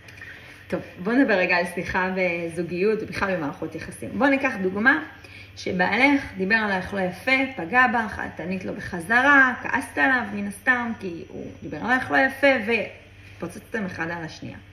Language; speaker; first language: Hebrew; native; Hebrew